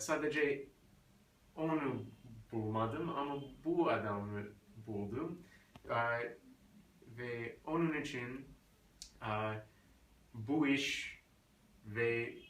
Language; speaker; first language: Turkish; non-native, learner; English